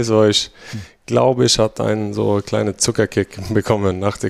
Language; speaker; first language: German; non-native, fluent; Swedish